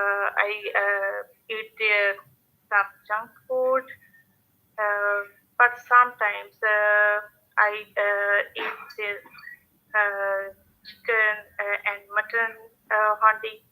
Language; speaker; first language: English; non-native, learner; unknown